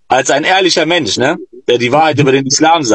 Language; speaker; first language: German; native; German